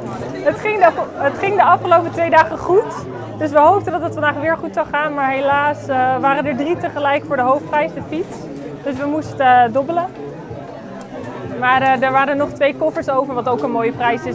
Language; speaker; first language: Dutch; native; Dutch